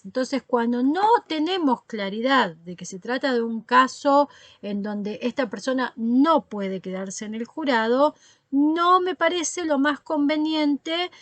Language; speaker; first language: Spanish; native; Spanish